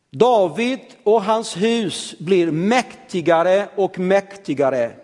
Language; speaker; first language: Swedish; early bilingual, heritage; Swedish